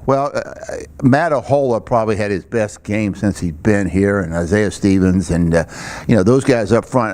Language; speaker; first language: English; native; English